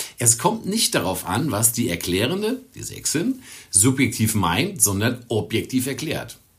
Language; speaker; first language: German; native; German